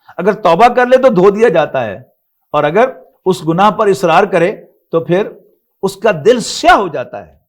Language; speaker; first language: Urdu; non-native, local second language; Punjabi